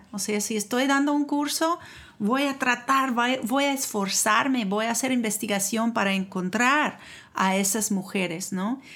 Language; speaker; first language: Spanish; non-native, fluent; English